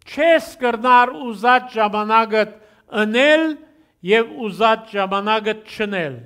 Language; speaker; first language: Armenian; early bilingual, heritage; Armenian